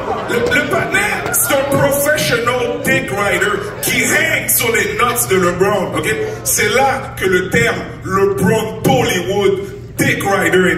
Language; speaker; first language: French; native; French